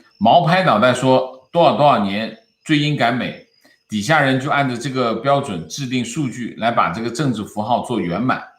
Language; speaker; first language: Chinese; native; Chinese